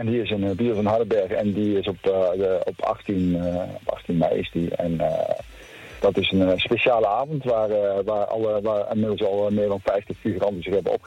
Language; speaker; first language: Dutch; native; Dutch